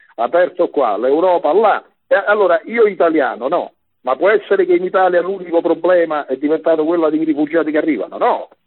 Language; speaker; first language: Italian; native; Italian